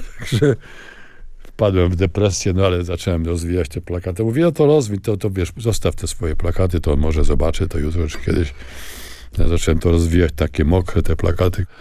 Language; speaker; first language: Polish; native; Polish